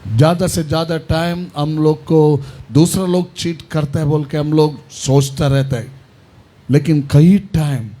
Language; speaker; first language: Hindi; non-native, local second language; Kannada